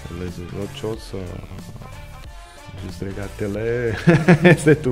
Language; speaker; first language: French; non-native, learner; Slovak